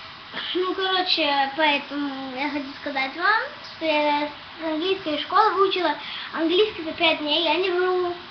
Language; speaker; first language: Russian; early bilingual, heritage; Russian